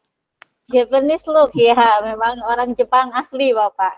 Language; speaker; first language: Indonesian; native; Indonesian